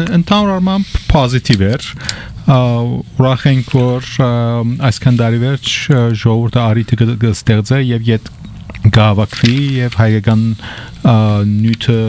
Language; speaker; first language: Armenian; early bilingual, heritage; Armenian